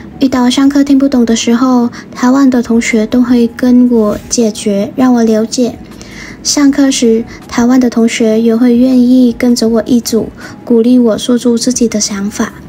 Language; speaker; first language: Chinese; non-native, fluent; Vietnamese